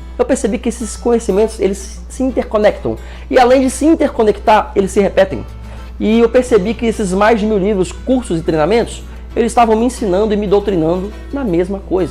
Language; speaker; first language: Portuguese; native; Portuguese